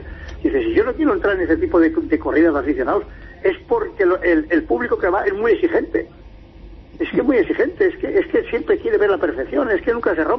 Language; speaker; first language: Spanish; native; Spanish